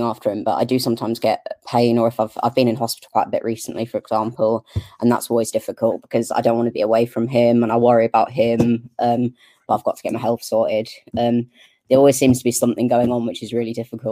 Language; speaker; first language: English; native; English